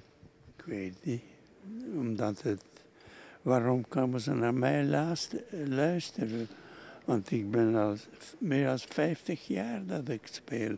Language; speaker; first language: Dutch; non-native, local second language; French